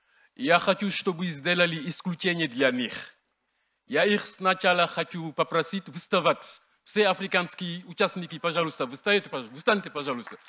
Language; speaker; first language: Russian; non-native, fluent; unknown